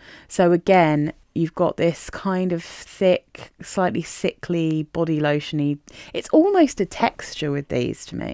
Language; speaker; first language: English; native; English